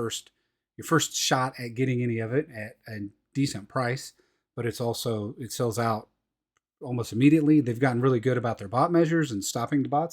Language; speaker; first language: English; native; English